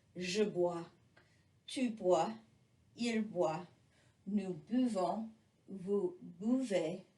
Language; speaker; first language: French; non-native, fluent; English